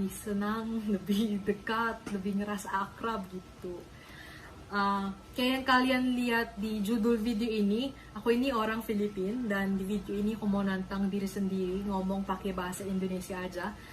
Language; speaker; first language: Indonesian; non-native, learner; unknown